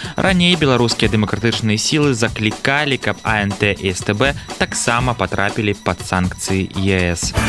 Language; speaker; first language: Belarusian; native; Belarusian